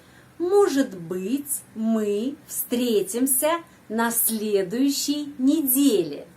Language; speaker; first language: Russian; non-native, fluent; Indonesian